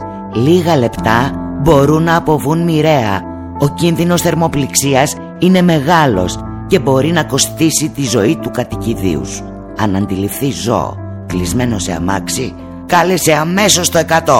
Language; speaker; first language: Greek; native; Greek